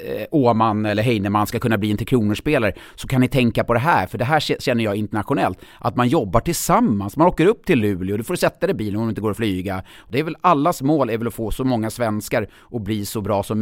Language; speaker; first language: Swedish; native; Swedish